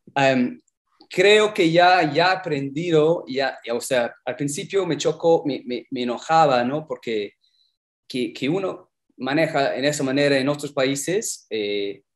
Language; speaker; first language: Spanish; non-native, fluent; English